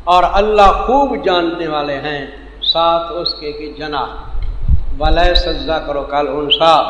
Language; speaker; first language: Urdu; non-native, local second language; Saraiki